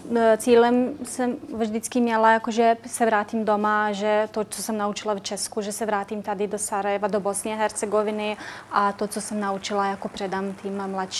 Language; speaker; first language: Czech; non-native, learner; Bosnian